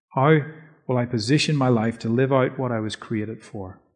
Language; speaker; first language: English; native; English